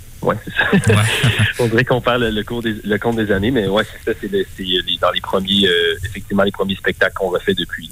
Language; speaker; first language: French; native; French